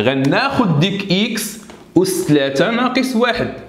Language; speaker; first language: Arabic; native; Arabic